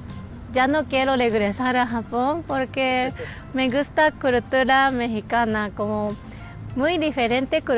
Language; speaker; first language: Spanish; non-native, learner; Japanese